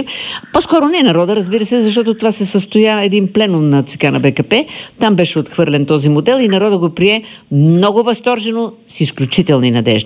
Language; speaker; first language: Bulgarian; native; Bulgarian